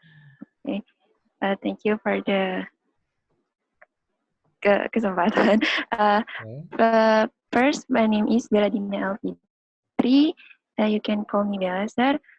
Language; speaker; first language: English; non-native, learner; Indonesian